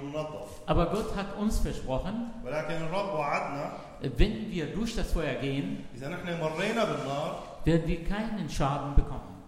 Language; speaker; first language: German; non-native, fluent; Arabic